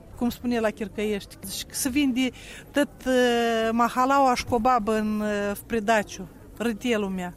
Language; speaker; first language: Romanian; native; Romanian